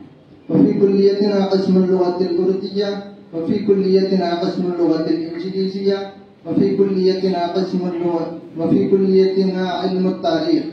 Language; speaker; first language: Arabic; non-native, learner; Urdu